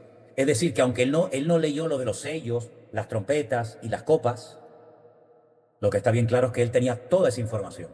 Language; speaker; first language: Spanish; native; Spanish